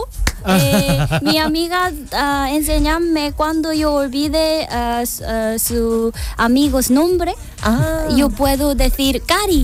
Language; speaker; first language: Spanish; non-native, learner; Korean